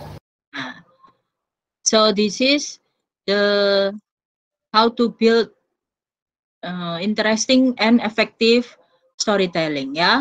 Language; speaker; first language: English; non-native, fluent; Indonesian